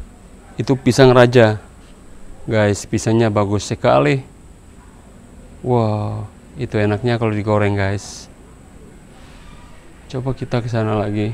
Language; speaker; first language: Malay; non-native, local second language; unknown